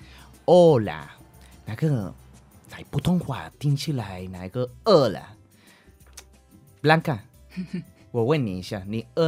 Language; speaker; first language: Chinese; non-native, learner; Spanish